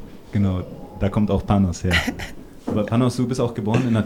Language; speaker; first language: German; native; German